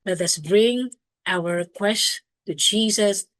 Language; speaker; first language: English; non-native, local second language; Filipino